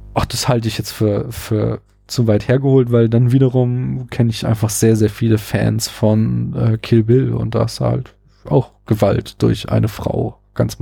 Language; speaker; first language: German; native; German